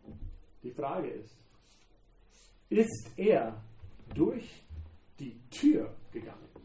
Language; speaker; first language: German; non-native, fluent; English